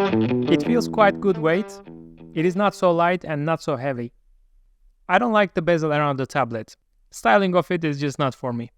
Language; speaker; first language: English; non-native, fluent; Turkish